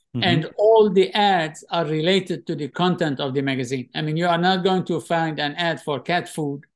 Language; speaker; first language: English; non-native, fluent; Arabic